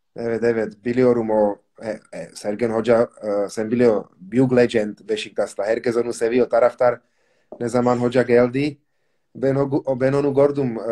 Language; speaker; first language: Turkish; non-native, learner; Slovak